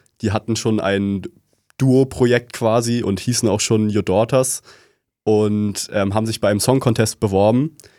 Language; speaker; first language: German; native; German